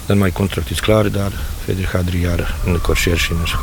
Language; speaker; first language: Dutch; non-native, learner; Bosnian